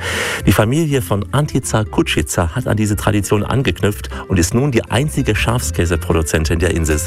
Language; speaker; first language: German; native; German